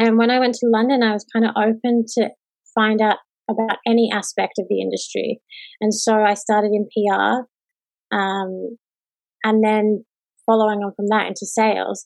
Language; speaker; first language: English; native; English